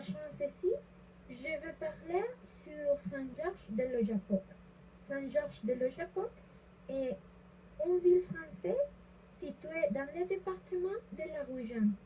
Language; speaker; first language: French; non-native, learner; Spanish